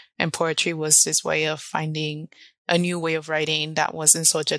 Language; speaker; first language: English; early bilingual, other home language; Spanish